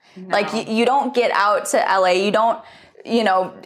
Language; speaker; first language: English; native; English